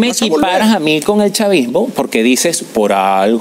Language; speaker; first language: Spanish; native; Spanish